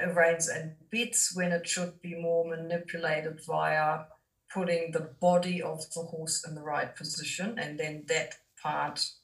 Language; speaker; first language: English; non-native, fluent; German